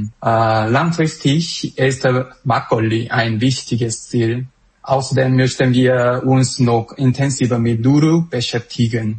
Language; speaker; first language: German; non-native, fluent; Korean